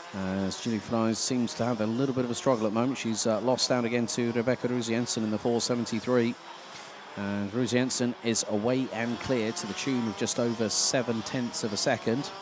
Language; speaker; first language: English; non-native, fluent; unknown